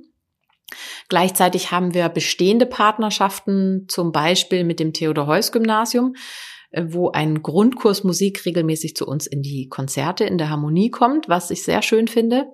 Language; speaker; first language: German; native; German